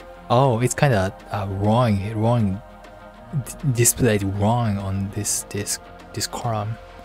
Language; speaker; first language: English; non-native, learner; Japanese